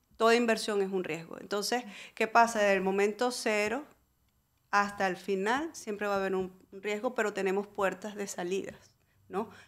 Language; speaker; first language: Spanish; native; Spanish